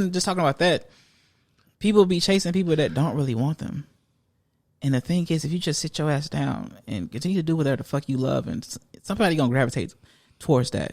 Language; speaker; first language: English; native; English